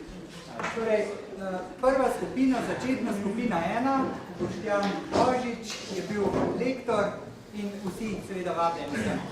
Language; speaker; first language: Slovenian; native; Slovenian